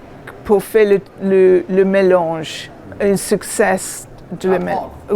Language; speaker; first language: French; non-native, learner; English